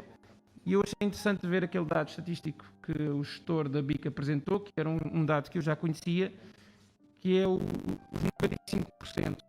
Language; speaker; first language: Portuguese; non-native, local second language; Kabuverdianu